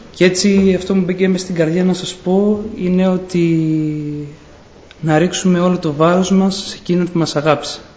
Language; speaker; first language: Greek; native; Greek